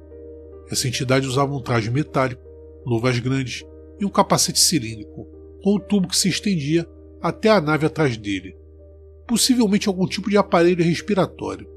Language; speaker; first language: Portuguese; native; Portuguese